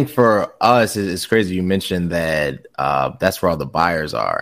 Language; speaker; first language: English; native; English